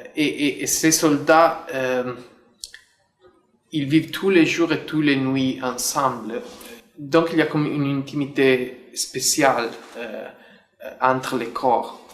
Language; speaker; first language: French; non-native, fluent; Italian